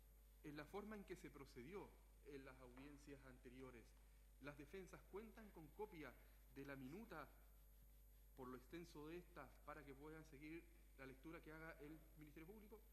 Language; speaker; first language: Spanish; native; Spanish